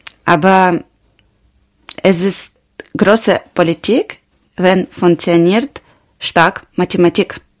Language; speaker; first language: German; non-native, learner; Ukrainian